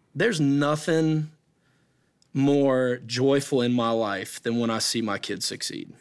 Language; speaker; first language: English; native; English